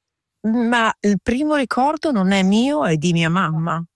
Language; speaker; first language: Italian; early bilingual, heritage; Italian